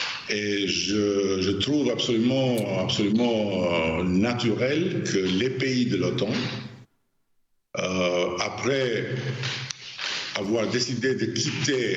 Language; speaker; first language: French; non-native, fluent; Albanian